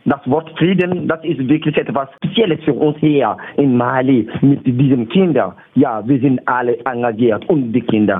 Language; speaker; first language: German; non-native, fluent; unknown